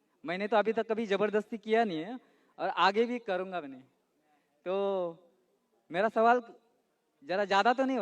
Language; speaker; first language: Hindi; non-native, local second language; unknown